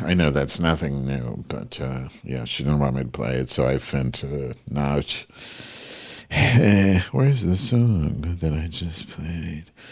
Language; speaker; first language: English; native; English